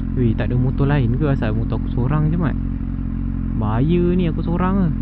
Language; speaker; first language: Malay; native; Malay